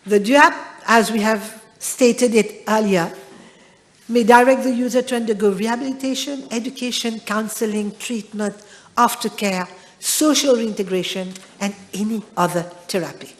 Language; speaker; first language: English; non-native, local second language; Morisyen